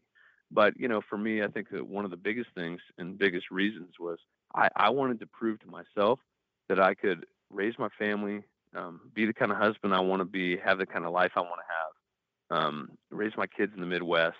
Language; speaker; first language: English; native; English